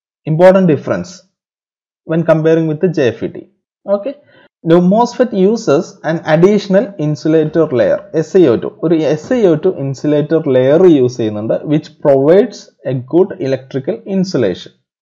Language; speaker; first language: English; non-native, local second language; Malayalam